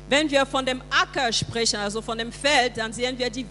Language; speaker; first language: German; non-native, learner; French